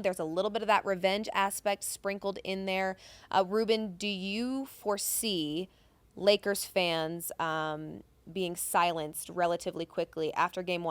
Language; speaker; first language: English; native; English